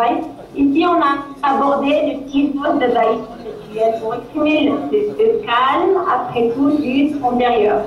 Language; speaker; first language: French; non-native, local second language; Arabic